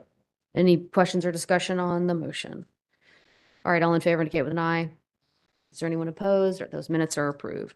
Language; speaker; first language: English; native; English